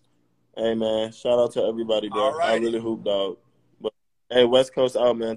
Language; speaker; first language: English; native; English